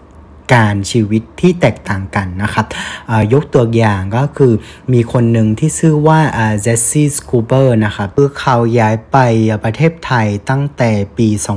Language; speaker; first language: Thai; non-native, fluent; Vietnamese